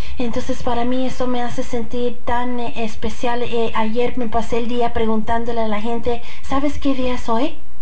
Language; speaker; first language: Spanish; early bilingual, heritage; Spanish